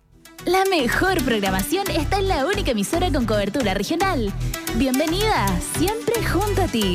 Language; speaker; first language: Spanish; native; Spanish